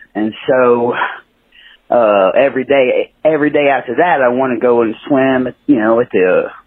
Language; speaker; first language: English; native; English